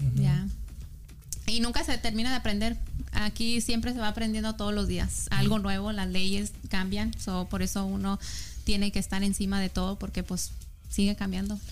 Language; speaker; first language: Spanish; early bilingual, heritage; Spanish